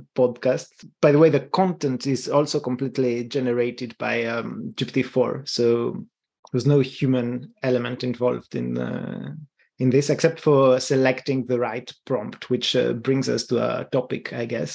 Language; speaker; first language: English; non-native, fluent; Greek